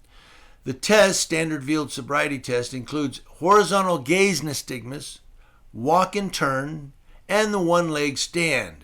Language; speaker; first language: English; native; English